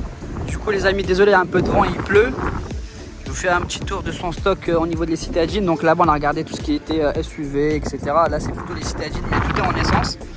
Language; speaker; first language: French; native; French